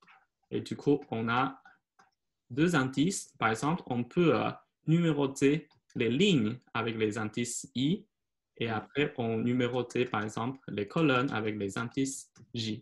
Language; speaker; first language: French; non-native, fluent; Chinese